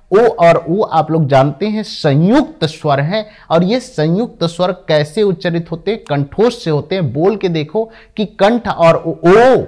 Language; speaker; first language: Hindi; native; Hindi